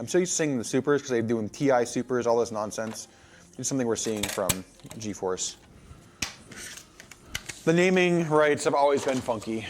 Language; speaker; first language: English; native; English